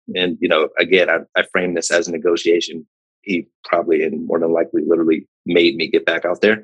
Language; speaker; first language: English; native; English